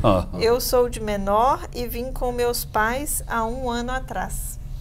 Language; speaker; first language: Portuguese; native; Portuguese